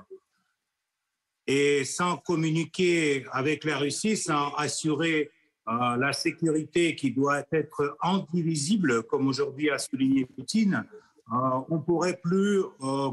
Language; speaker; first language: French; non-native, fluent; Russian